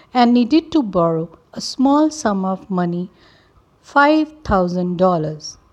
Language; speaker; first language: English; non-native, local second language; Punjabi